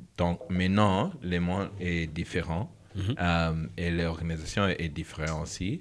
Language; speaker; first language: French; non-native, learner; English